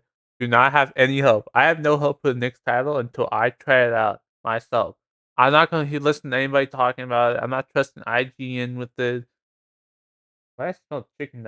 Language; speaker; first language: English; native; English